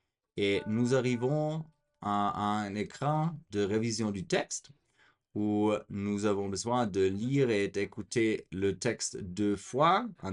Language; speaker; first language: French; non-native, fluent; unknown